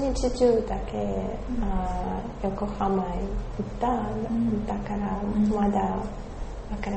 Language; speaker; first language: Japanese; non-native, learner; Russian